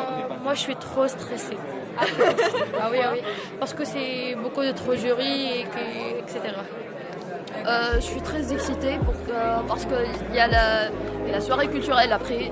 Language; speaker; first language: French; non-native, local second language; Arabic